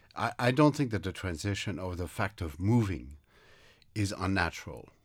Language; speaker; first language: English; non-native, fluent; French